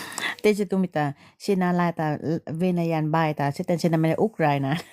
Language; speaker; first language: Finnish; non-native, learner; Vietnamese